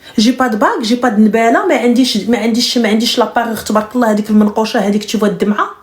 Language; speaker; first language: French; early bilingual, other home language; Arabic